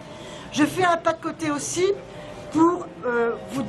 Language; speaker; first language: French; native; French